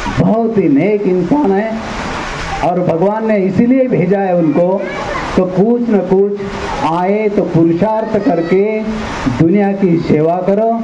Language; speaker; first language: Hindi; non-native, local second language; Marathi